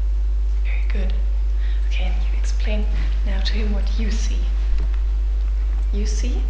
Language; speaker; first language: English; non-native, fluent; German